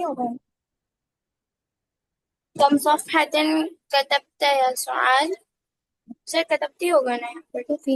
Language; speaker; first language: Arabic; non-native, learner; Urdu